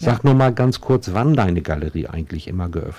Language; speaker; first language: German; native; German